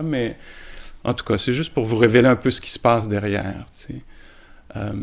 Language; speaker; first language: French; native; French